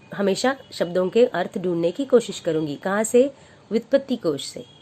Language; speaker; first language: Hindi; non-native, local second language; Marathi